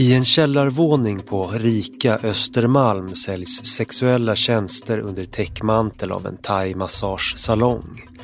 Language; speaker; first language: Swedish; native; Swedish